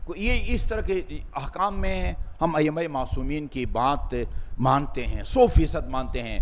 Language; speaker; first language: Urdu; non-native, local second language; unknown